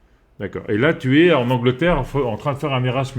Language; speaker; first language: French; native; French